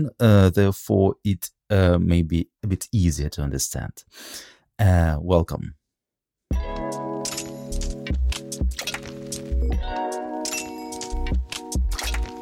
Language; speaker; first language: English; non-native, fluent; Russian